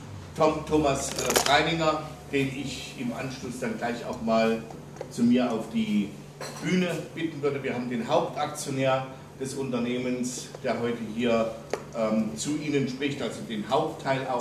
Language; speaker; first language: German; native; German